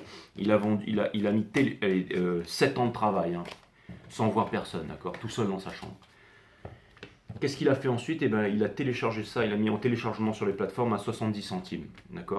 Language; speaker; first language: French; native; French